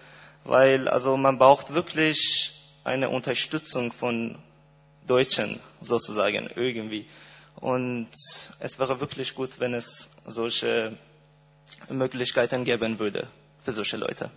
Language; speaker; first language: German; non-native, fluent; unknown